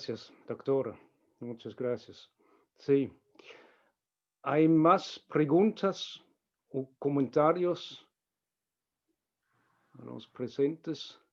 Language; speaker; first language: Spanish; non-native, fluent; Danish